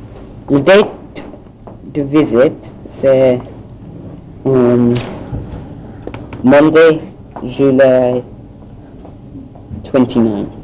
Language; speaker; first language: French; non-native, learner; English